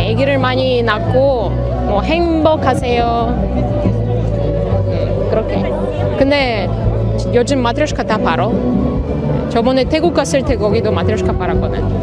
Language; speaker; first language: Korean; non-native, learner; Russian